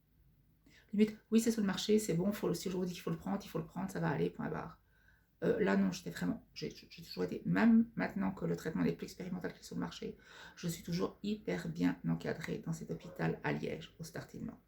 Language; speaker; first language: French; native; French